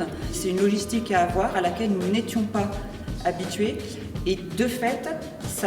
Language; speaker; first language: French; native; French